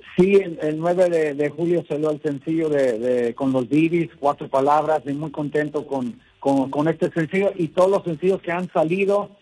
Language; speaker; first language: Spanish; early bilingual, heritage; Spanish